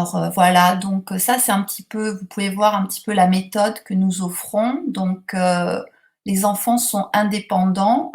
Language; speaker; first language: French; native; French